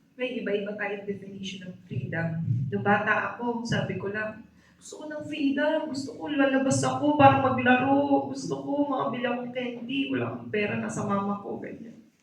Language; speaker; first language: Filipino; native; Filipino